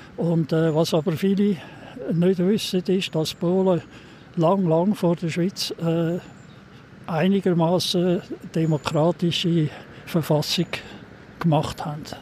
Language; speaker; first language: German; native; German